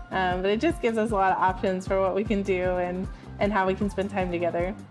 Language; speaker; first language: English; native; English